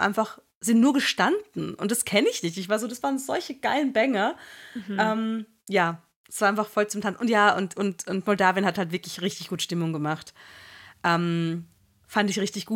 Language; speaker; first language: German; native; German